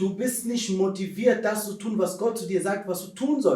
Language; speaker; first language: German; non-native, fluent; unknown